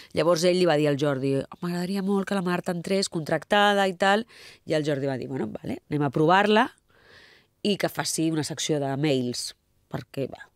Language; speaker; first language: Catalan; non-native, local second language; Spanish